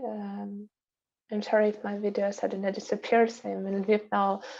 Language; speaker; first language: English; non-native, fluent; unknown